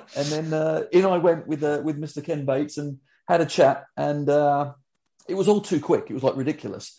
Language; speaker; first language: English; native; English